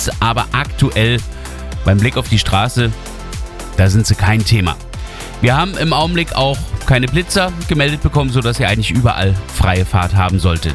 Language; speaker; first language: German; native; German